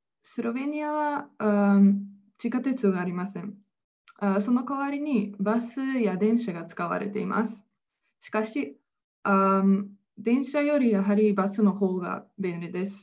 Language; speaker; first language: Japanese; non-native, fluent; Slovenian